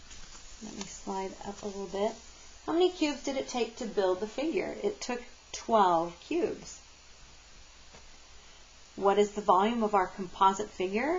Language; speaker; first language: English; native; English